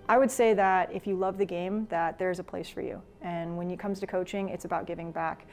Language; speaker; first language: English; native; English